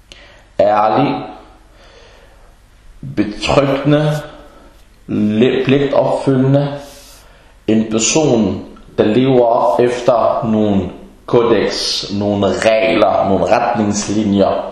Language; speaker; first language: Danish; early bilingual, other home language; Arabic